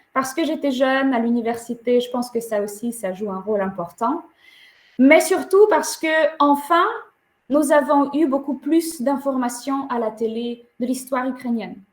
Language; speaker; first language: French; non-native, fluent; Ukrainian